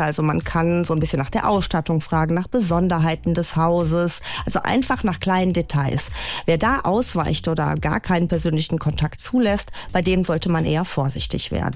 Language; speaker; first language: German; native; German